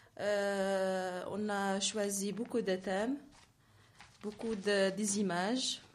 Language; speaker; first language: French; non-native, learner; Arabic